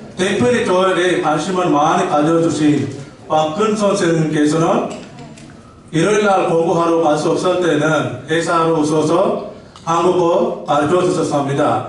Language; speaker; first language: Korean; non-native, learner; Sinhala